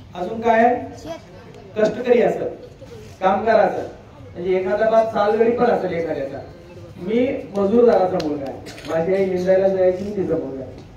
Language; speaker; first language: Marathi; native; Marathi